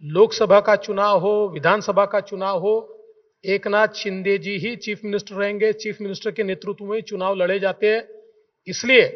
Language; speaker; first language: Hindi; non-native, local second language; Marathi